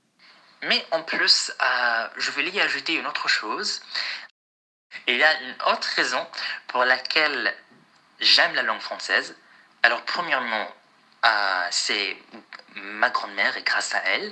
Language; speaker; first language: French; non-native, fluent; Arabic